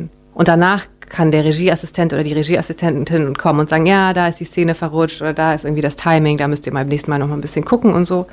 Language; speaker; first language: German; early bilingual, other home language; Japanese